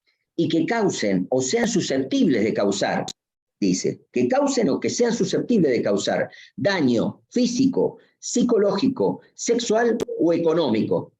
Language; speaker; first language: Spanish; native; Spanish